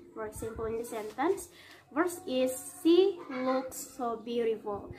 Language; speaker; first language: English; non-native, learner; Indonesian